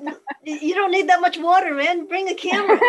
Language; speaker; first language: English; native; English